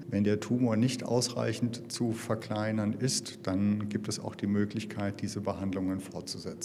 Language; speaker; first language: German; native; German